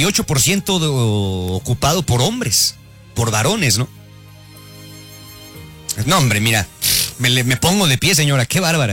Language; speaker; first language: Spanish; native; Spanish